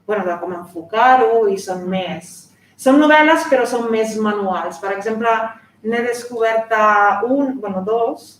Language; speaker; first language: Catalan; non-native, fluent; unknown